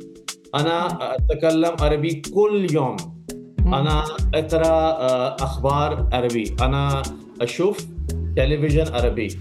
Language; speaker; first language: Arabic; non-native, learner; Urdu